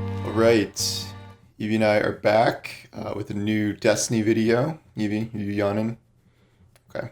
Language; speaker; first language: English; native; English